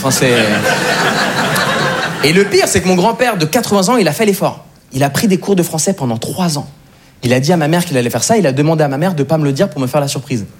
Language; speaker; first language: French; native; French